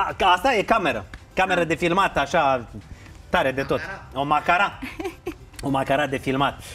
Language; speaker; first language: Romanian; native; Romanian